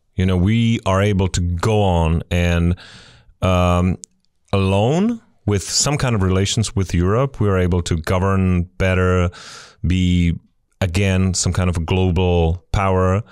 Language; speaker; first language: English; non-native, fluent; Czech